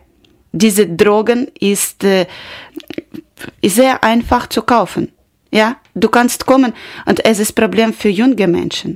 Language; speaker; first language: German; non-native, learner; Ukrainian